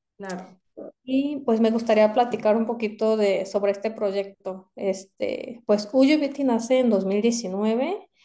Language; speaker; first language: Spanish; non-native, fluent; Korean